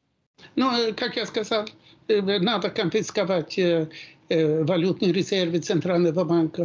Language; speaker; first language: Russian; non-native, fluent; Swedish